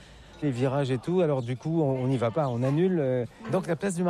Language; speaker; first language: French; native; French